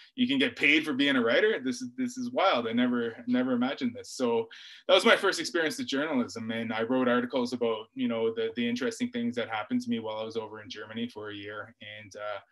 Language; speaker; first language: English; native; English